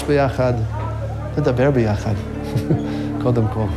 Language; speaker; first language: Hebrew; non-native, fluent; English